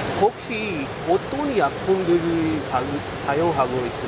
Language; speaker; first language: Korean; non-native, learner; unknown